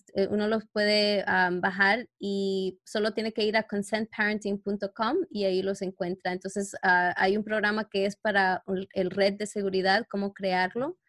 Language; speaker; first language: Spanish; early bilingual, heritage; Spanish